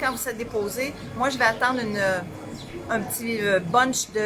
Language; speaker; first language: French; native; French